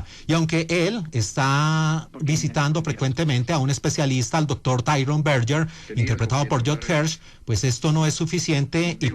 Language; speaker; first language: Spanish; native; Spanish